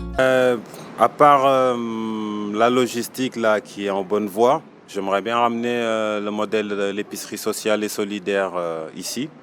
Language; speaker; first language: French; non-native, local second language; Wolof